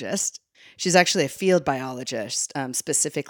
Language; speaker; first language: English; native; English